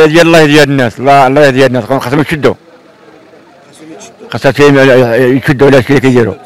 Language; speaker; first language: Arabic; native; Arabic